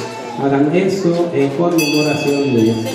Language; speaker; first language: Spanish; native; Spanish